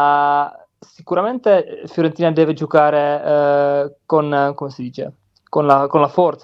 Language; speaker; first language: Italian; non-native, learner; Czech